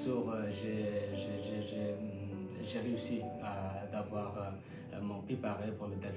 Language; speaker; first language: French; non-native, fluent; Bangla